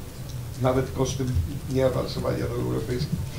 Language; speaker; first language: Polish; native; Polish